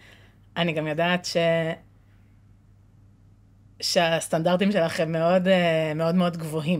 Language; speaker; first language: Hebrew; native; Hebrew